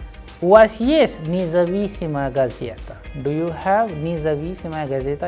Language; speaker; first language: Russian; non-native, fluent; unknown